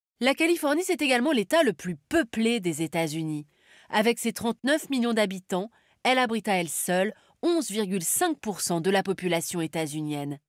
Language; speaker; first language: French; native; French